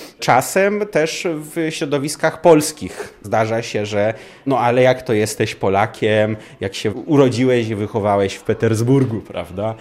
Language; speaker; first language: Polish; non-native, fluent; Russian